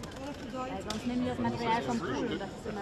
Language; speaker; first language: German; native; German